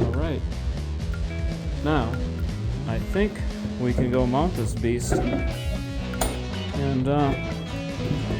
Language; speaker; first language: English; native; English